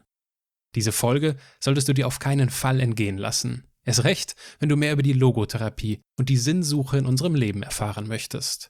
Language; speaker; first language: German; native; German